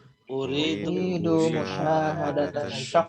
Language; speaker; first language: Arabic; non-native, learner; Indonesian